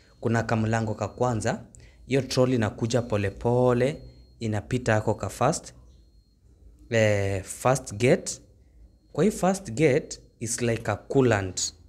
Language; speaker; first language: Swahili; native; Swahili